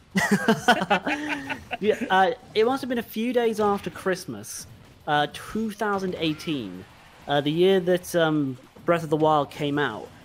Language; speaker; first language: English; native; English